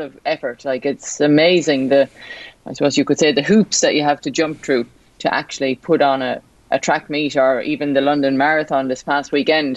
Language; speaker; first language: English; native; English